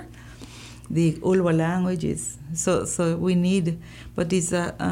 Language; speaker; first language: English; non-native, fluent; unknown